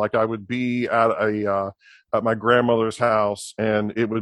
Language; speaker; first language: English; native; English